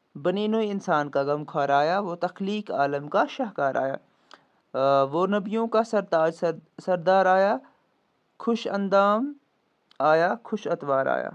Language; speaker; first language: Urdu; non-native, local second language; Kashmiri